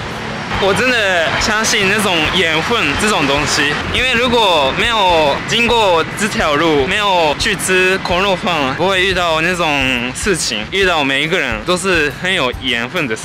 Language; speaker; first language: Chinese; non-native, fluent; Japanese